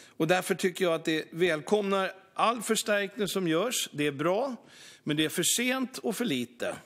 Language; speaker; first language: Swedish; native; Swedish